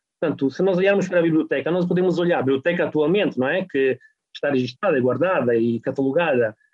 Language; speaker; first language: Portuguese; non-native, fluent; Italian